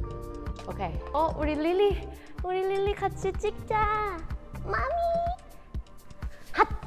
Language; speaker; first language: Korean; non-native, fluent; Thai